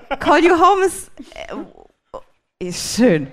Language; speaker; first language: German; native; German